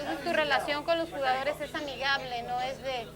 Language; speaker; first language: Spanish; native; Spanish